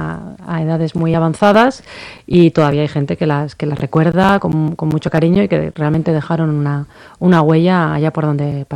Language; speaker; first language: Spanish; native; Spanish